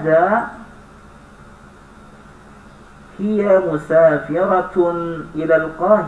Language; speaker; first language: Arabic; non-native, fluent; Indonesian